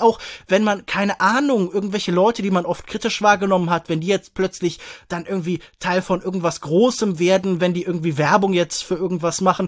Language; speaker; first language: German; native; German